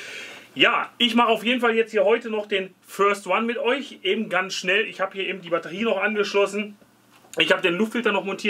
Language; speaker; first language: German; native; German